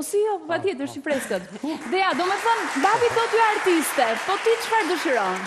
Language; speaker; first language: Albanian; native; Albanian